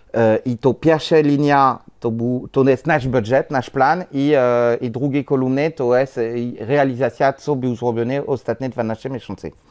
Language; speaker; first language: Polish; non-native, learner; French